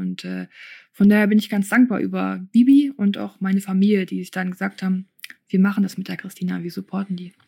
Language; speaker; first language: German; early bilingual, other home language; Russian